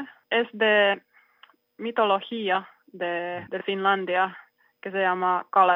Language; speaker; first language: Spanish; non-native, learner; Finnish